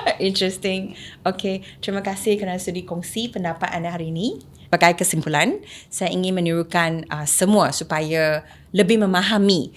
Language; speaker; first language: Malay; non-native, local second language; Chinese